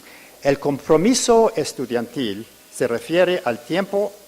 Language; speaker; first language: Spanish; early bilingual, heritage; English